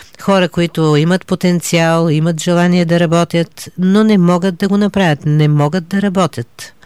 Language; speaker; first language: Bulgarian; native; Bulgarian